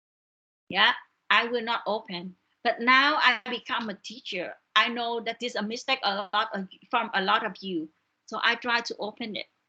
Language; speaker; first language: English; non-native, local second language; Vietnamese